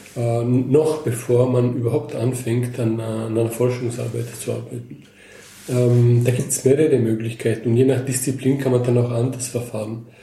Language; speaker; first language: German; native; German